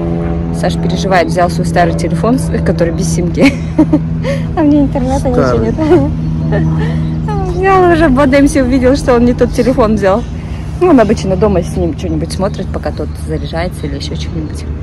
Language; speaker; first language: Russian; native; Russian